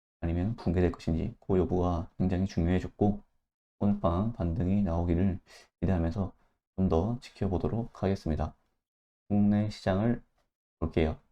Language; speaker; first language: Korean; native; Korean